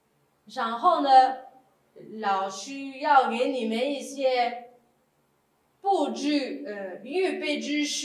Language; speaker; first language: Chinese; non-native, fluent; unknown